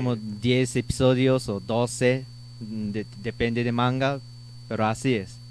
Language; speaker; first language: Spanish; non-native, learner; Japanese